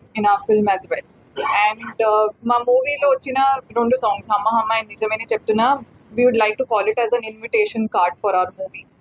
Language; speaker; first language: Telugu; non-native, fluent; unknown